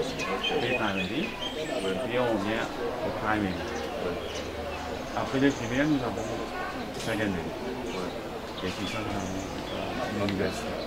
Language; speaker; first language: French; non-native, local second language; Morisyen